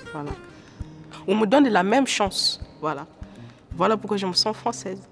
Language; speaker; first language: French; non-native, fluent; Indonesian